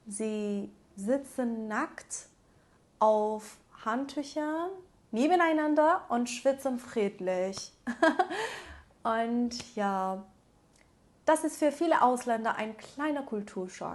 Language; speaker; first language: German; non-native, fluent; Persian